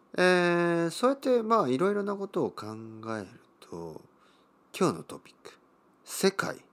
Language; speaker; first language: Japanese; native; Japanese